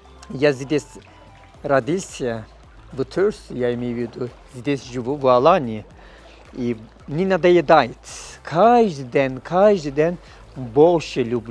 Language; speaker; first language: Russian; non-native, learner; Turkish